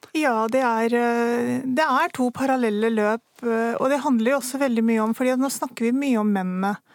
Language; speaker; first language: Norwegian; early bilingual, other home language; Urdu